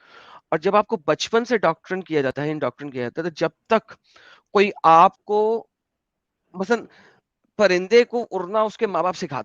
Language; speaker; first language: Hindi; native; Hindi